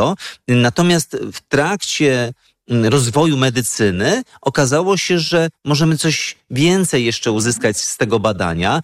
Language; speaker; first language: Polish; native; Polish